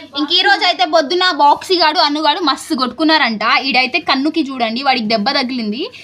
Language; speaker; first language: Telugu; native; Telugu